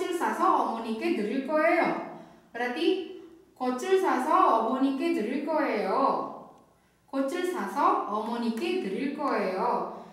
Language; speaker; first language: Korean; non-native, fluent; Indonesian